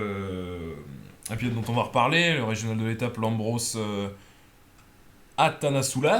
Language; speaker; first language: French; native; French